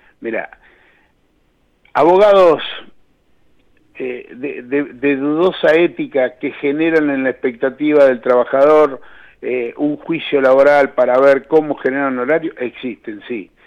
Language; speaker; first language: Spanish; native; Spanish